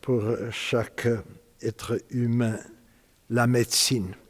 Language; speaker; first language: French; non-native, fluent; Romanian